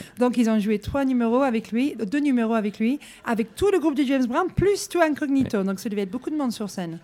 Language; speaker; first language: French; non-native, fluent; English